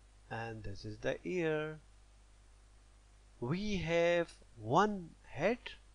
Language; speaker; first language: English; non-native, local second language; Pashto